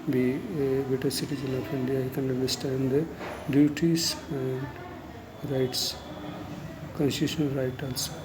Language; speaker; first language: English; non-native, local second language; Hindi